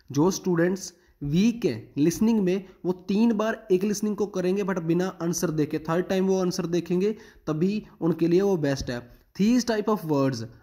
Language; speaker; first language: Hindi; non-native, local second language; Punjabi